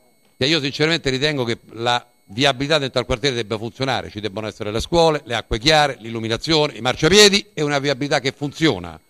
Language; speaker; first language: Italian; native; Italian